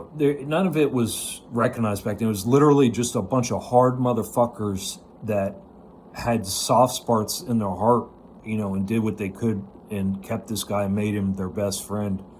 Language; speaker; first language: English; native; English